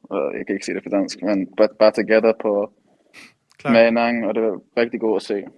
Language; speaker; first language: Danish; early bilingual, heritage; English